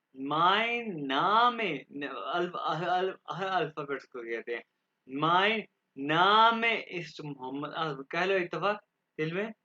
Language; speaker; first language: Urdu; native; Urdu